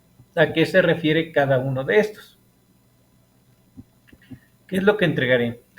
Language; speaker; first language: Spanish; native; Spanish